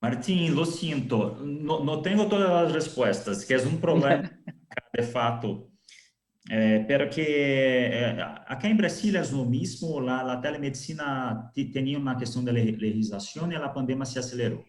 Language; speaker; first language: Spanish; non-native, learner; Portuguese